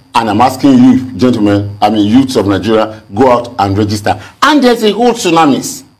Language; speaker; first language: English; non-native, local second language; Yoruba